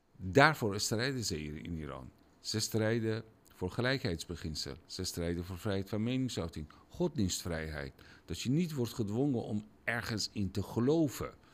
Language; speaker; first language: Dutch; non-native, fluent; Persian